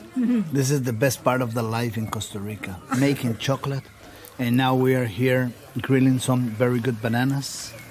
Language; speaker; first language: English; non-native, fluent; Spanish